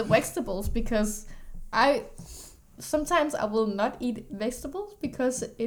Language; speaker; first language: English; non-native, fluent; Danish